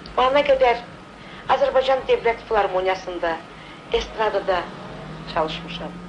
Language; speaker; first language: Azerbaijani; native; Azerbaijani